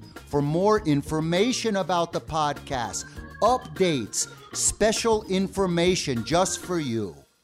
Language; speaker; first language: English; native; English